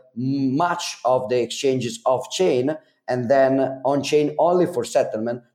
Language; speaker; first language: English; non-native, fluent; Italian